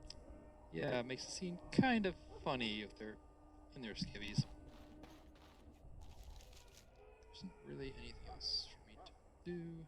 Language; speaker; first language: English; native; English